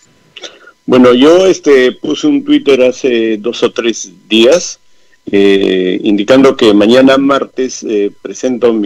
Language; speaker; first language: Spanish; native; Spanish